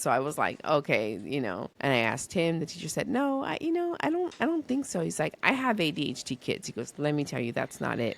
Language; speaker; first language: English; early bilingual, other home language; Spanish